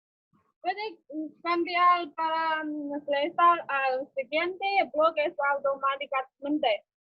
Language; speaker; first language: Spanish; non-native, learner; Chinese